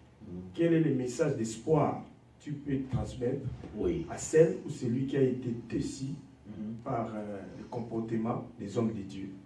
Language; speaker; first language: French; non-native, local second language; Lingala